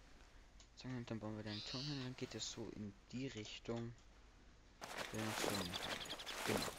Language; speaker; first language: German; native; German